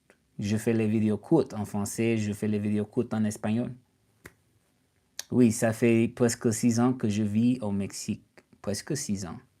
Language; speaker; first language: French; non-native, learner; English